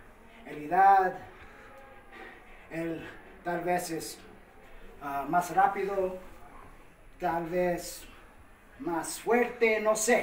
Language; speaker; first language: Spanish; non-native, fluent; English